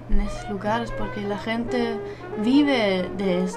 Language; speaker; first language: Spanish; non-native, learner; German